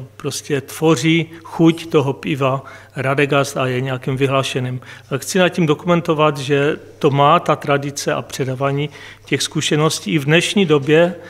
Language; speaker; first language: Czech; non-native, local second language; Polish